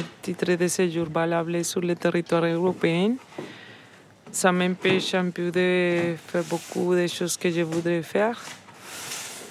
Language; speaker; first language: French; non-native, learner; Spanish